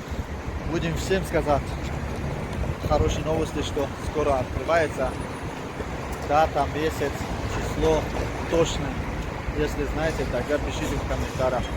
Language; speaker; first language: Russian; non-native, learner; Tajik